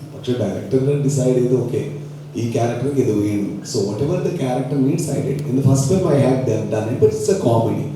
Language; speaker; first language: Malayalam; non-native, local second language; Kannada